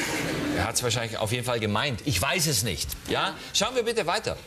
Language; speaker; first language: German; native; German